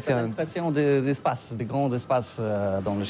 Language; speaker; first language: French; non-native, learner; Polish